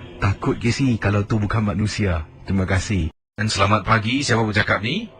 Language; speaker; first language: Malay; native; Malay